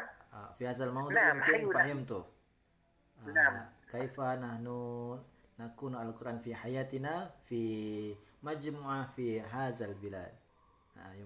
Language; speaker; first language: Arabic; non-native, learner; Indonesian